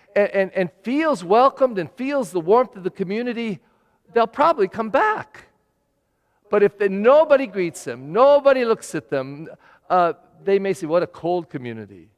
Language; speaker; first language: English; native; English